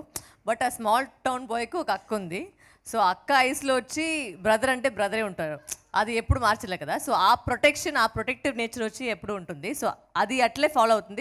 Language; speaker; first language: Telugu; non-native, fluent; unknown